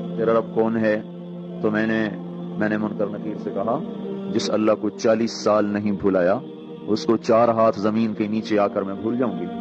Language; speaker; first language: Urdu; non-native, local second language; Punjabi